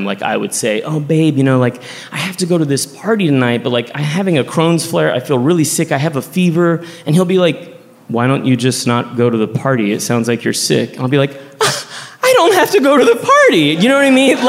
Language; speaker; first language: English; native; English